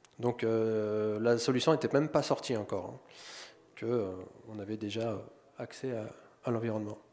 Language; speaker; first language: French; native; French